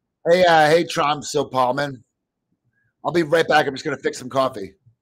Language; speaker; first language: English; native; English